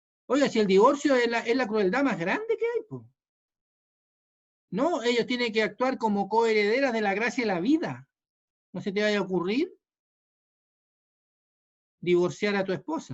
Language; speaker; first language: Spanish; native; Spanish